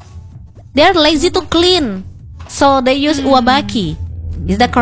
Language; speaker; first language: English; non-native, learner; Indonesian